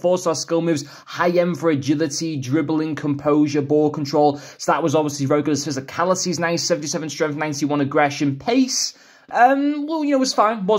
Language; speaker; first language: English; native; English